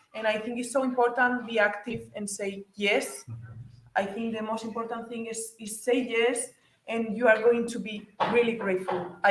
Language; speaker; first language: English; non-native, learner; Spanish